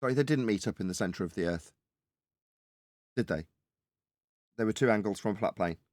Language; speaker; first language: English; native; English